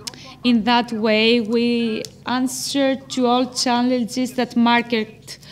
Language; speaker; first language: English; non-native, fluent; Greek